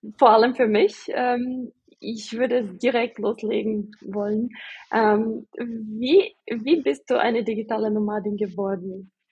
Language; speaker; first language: German; non-native, fluent; Portuguese